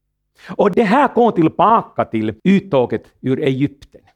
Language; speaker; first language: Swedish; non-native, fluent; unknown